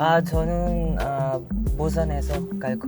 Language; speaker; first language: Korean; non-native, learner; Filipino